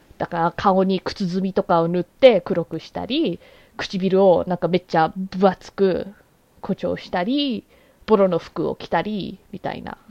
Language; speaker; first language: Japanese; native; Japanese